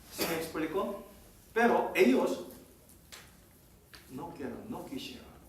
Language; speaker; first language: Spanish; non-native, learner; Korean